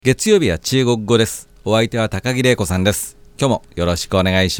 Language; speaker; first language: Japanese; native; Japanese